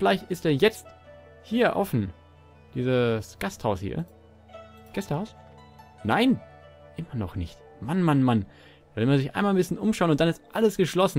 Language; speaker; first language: German; native; German